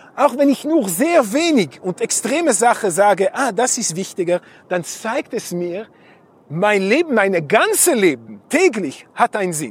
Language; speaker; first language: German; non-native, fluent; Hebrew